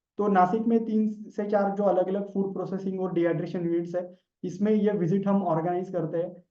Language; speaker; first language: Hindi; non-native, local second language; Marathi